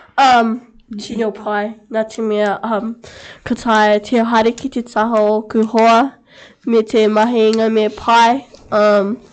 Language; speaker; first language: Māori; non-native, local second language; English